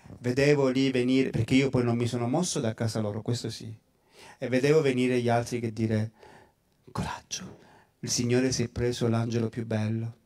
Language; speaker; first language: Italian; native; Italian